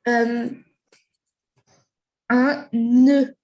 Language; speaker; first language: French; non-native, fluent; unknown